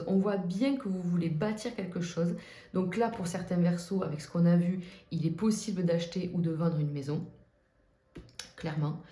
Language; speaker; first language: French; native; French